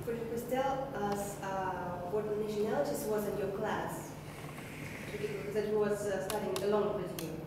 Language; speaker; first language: English; non-native, learner; Russian